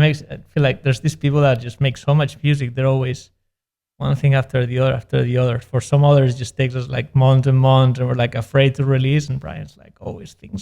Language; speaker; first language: English; non-native, fluent; Spanish